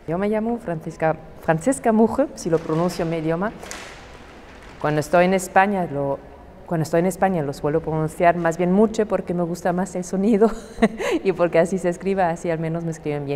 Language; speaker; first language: Spanish; non-native, fluent; German